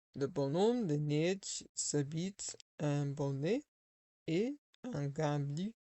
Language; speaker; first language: French; non-native, learner; English